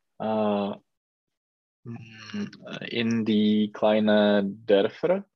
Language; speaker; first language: German; non-native, learner; Czech